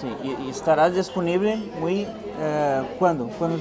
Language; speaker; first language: Spanish; non-native, fluent; Portuguese